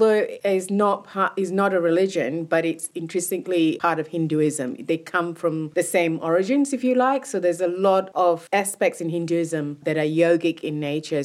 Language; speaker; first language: English; non-native, local second language; Tamil